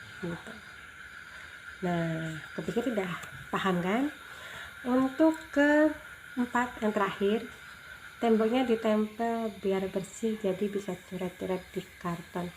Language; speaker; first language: Indonesian; native; Indonesian